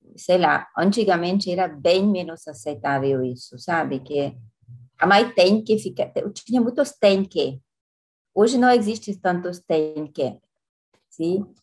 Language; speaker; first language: Portuguese; non-native, fluent; French